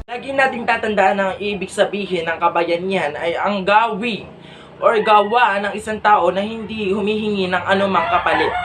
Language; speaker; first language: Filipino; native; Filipino